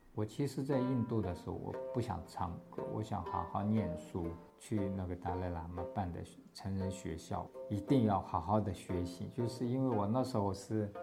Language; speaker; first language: Chinese; non-native, local second language; Tibetan